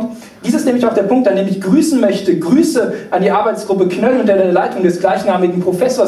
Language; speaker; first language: German; native; German